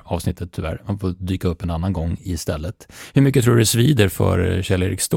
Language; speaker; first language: Swedish; native; Swedish